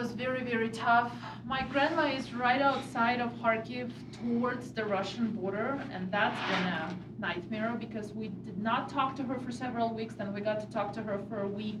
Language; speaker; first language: English; non-native, fluent; Russian